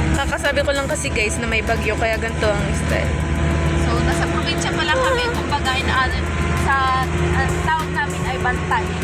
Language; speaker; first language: Filipino; non-native, local second language; Iloko